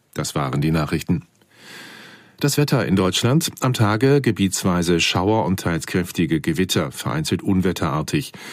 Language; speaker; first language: German; native; German